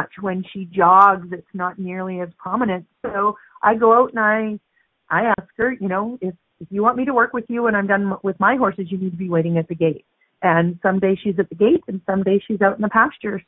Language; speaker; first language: English; native; English